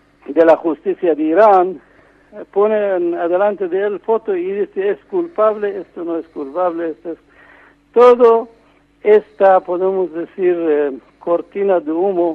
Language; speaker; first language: Spanish; non-native, fluent; Persian